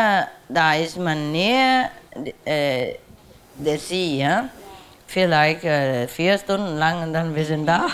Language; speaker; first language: German; non-native, learner; Vietnamese